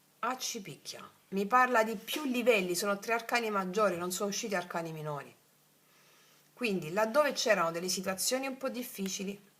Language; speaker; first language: Italian; native; Italian